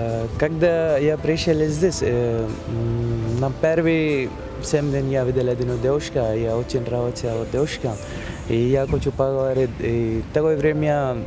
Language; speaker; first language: Russian; non-native, learner; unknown